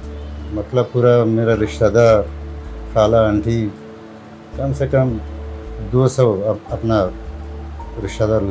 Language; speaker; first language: Hindi; non-native, fluent; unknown